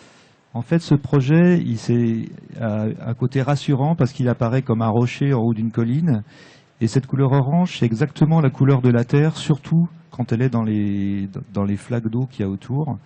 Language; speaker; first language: French; native; French